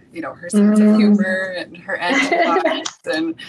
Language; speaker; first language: English; native; English